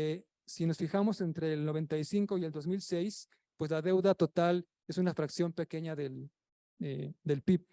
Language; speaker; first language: Spanish; native; Spanish